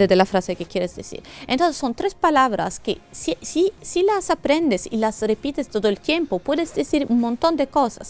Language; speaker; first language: Spanish; non-native, fluent; Italian